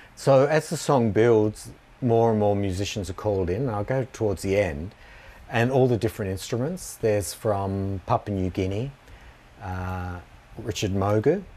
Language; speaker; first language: English; native; English